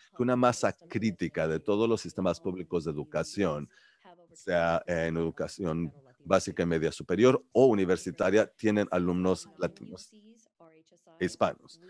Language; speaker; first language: Spanish; early bilingual, heritage; Spanish